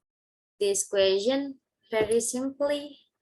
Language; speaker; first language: English; non-native, learner; Indonesian